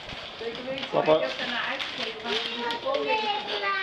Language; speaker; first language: Dutch; native; Dutch